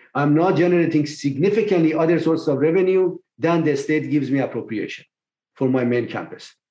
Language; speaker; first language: English; non-native, fluent; Persian